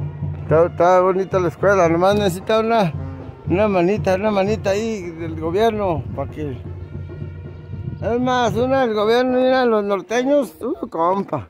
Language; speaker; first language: Spanish; native; Spanish